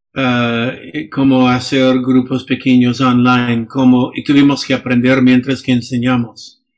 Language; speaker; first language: Spanish; non-native, fluent; English